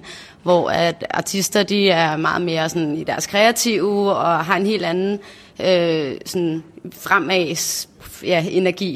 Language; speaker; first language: Danish; native; Danish